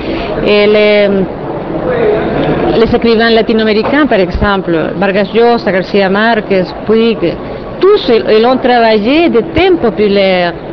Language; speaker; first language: French; non-native, fluent; Spanish